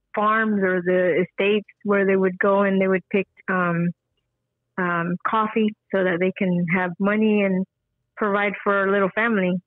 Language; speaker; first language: English; early bilingual, other home language; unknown